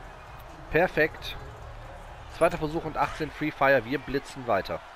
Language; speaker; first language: German; native; German